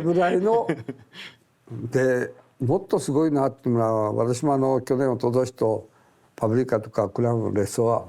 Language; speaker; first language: Japanese; native; Japanese